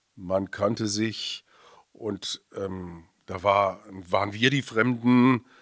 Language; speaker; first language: German; native; German